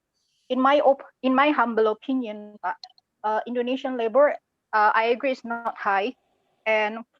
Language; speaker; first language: English; non-native, local second language; Indonesian